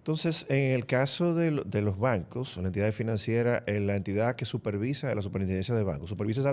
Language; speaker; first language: Spanish; native; Spanish